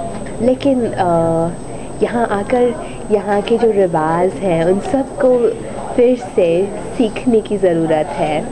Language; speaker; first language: Hindi; native; Hindi